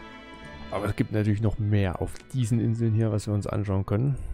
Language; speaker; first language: German; native; German